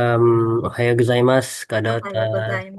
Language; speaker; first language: Japanese; non-native, learner; Indonesian